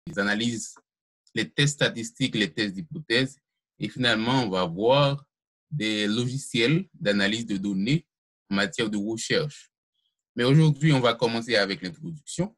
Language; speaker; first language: French; non-native, local second language; Haitian Creole